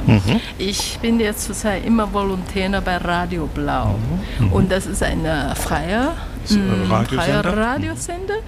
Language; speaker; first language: German; non-native, learner; Chinese